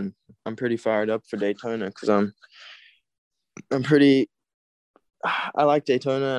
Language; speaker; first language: English; native; English